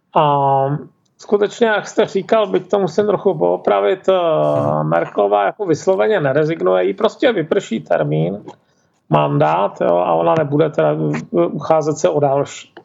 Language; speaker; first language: Czech; native; Czech